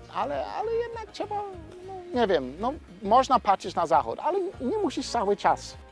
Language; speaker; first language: Polish; non-native, fluent; English